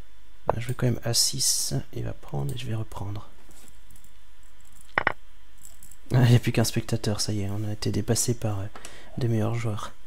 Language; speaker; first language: French; native; French